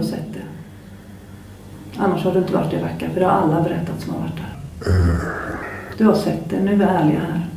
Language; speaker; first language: Swedish; native; Swedish